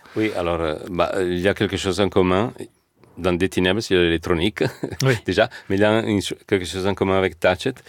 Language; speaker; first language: French; non-native, fluent; Italian